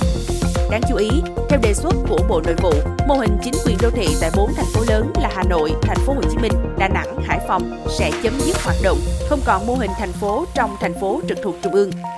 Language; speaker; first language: Vietnamese; native; Vietnamese